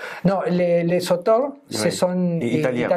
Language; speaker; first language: French; non-native, fluent; Spanish